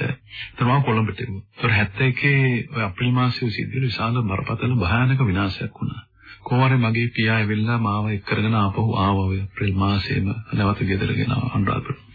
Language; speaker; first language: Sinhala; native; Sinhala